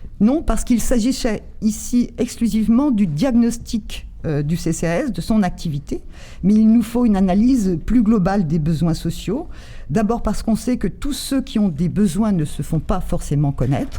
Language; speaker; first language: French; native; French